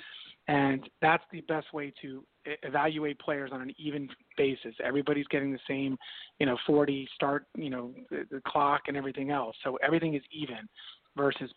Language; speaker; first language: English; native; English